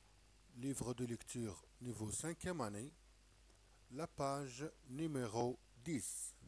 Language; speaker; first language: French; non-native, local second language; Arabic